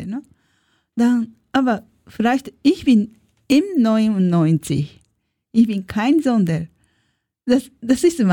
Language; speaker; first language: German; non-native, learner; Japanese